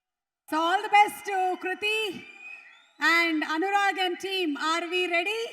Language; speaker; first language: Telugu; native; Telugu